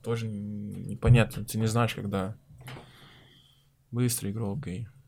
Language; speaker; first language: Russian; non-native, learner; Portuguese